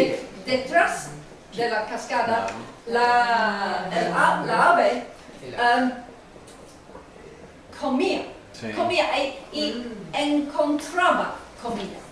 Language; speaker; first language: Spanish; non-native, learner; English